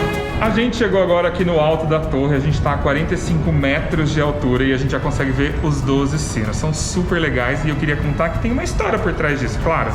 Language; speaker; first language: Portuguese; native; Portuguese